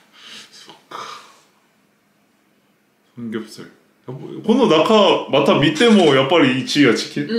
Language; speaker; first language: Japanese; non-native, fluent; Korean